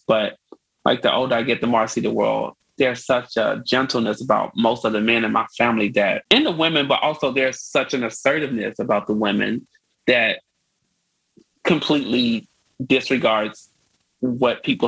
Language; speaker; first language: English; native; English